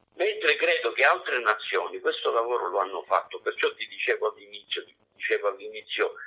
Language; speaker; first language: Italian; native; Italian